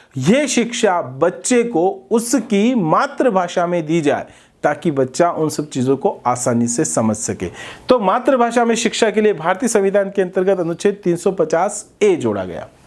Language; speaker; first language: Hindi; native; Hindi